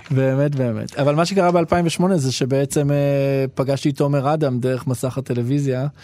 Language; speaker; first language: Hebrew; native; Hebrew